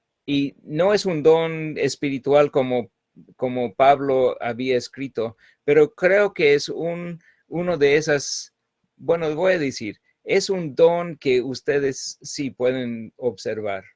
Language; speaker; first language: Spanish; non-native, fluent; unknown